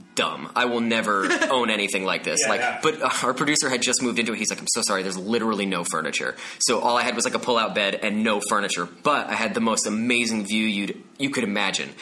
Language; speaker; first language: English; native; English